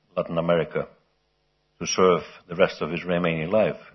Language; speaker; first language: English; non-native, fluent; Icelandic